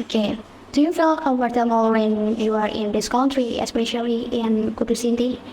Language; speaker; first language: English; non-native, fluent; Indonesian